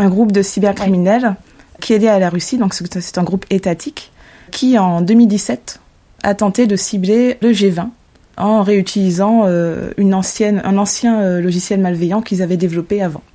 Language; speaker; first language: French; native; French